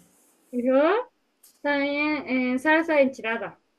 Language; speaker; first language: Spanish; non-native, learner; Japanese